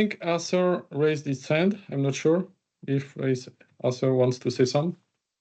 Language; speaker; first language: English; non-native, fluent; French